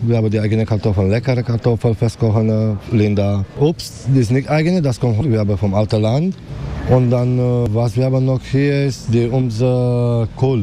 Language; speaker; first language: German; non-native, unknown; Romanian